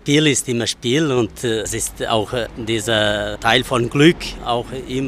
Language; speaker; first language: German; non-native, learner; Portuguese